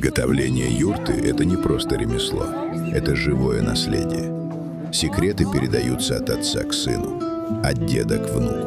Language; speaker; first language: Russian; native; Russian